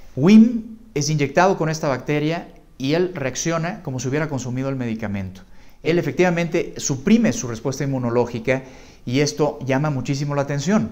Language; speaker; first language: Spanish; native; Spanish